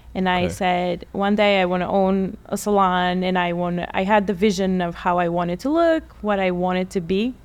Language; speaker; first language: English; non-native, fluent; Bulgarian